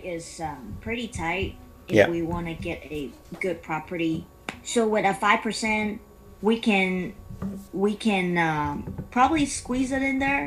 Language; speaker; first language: English; non-native, local second language; Cantonese